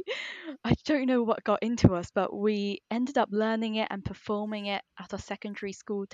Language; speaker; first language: English; native; English